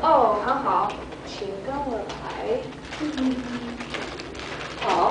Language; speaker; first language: Chinese; non-native, learner; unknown